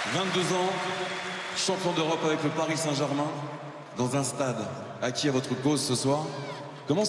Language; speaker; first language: French; native; French